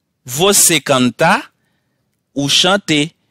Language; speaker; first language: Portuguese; non-native, fluent; Haitian Creole